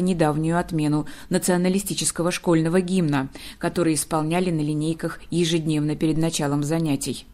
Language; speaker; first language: Russian; native; Russian